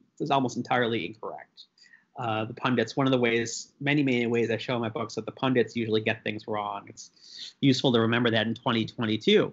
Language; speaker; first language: English; native; English